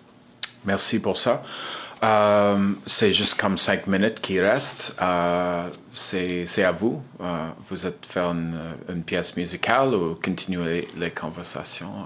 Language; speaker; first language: French; non-native, learner; English